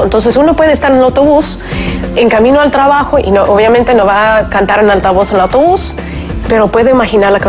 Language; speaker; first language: Spanish; non-native, fluent; Russian